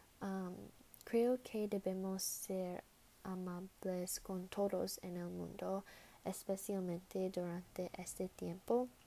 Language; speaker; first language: Spanish; non-native, learner; English